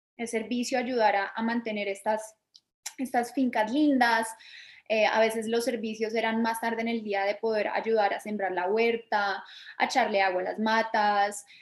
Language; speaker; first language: Spanish; early bilingual, other home language; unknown